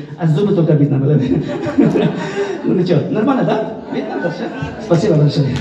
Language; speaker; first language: Russian; non-native, fluent; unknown